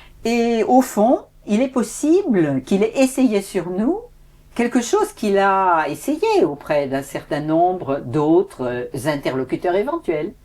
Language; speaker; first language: French; native; French